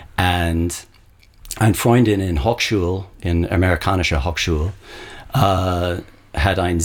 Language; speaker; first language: German; non-native, learner; English